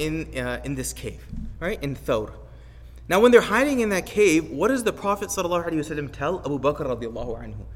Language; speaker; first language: English; native; English